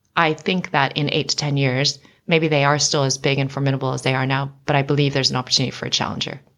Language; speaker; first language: English; native; English